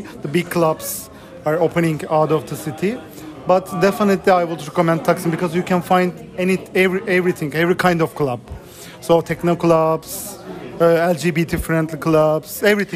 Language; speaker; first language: English; non-native, fluent; Turkish